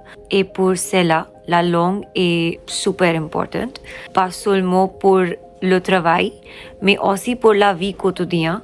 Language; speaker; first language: French; non-native, learner; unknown